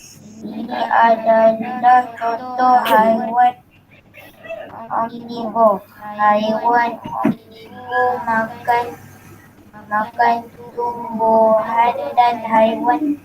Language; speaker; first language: Malay; native; Malay